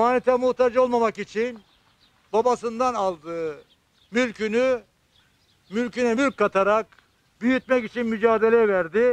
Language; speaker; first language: Turkish; native; Turkish